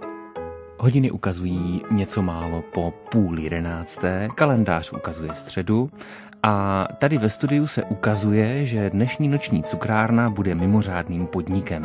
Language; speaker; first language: Czech; native; Czech